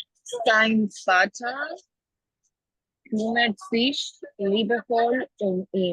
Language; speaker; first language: German; non-native, learner; Spanish